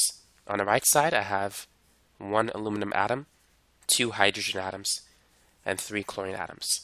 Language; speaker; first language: English; native; English